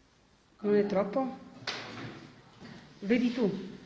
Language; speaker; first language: Italian; non-native, fluent; Arabic